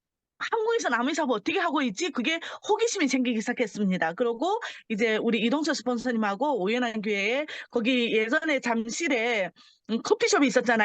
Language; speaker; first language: Korean; early bilingual, heritage; Korean